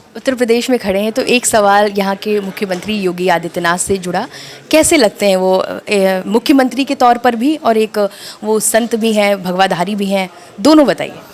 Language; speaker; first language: Hindi; native; Hindi